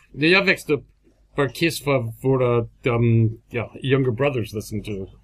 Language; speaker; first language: Swedish; non-native, fluent; English